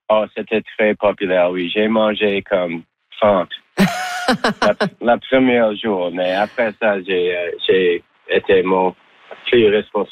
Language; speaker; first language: French; non-native, learner; English